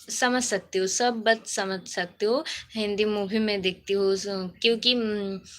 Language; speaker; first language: Hindi; non-native, local second language; Bangla